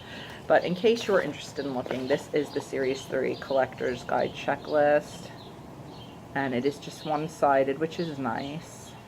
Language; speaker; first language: English; native; English